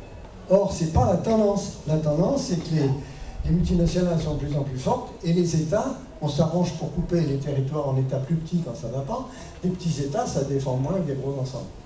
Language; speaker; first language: French; native; French